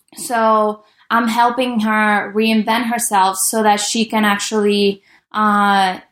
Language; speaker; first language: English; early bilingual, other home language; Spanish